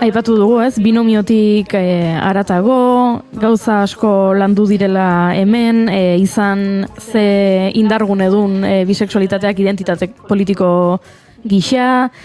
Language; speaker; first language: Basque; native; Basque